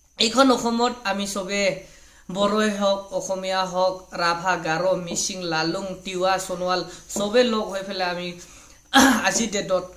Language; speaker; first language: Assamese; non-native, local second language; Bodo